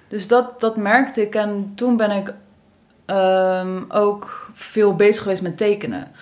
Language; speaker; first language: Dutch; native; Dutch